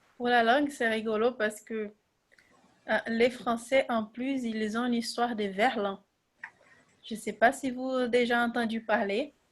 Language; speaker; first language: French; non-native, fluent; Portuguese